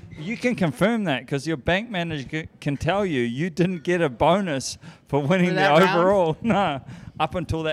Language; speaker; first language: English; native; English